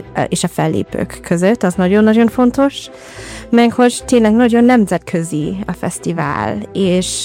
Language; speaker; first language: Hungarian; non-native, fluent; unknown